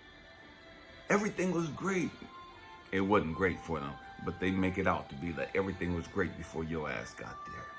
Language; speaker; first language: English; native; English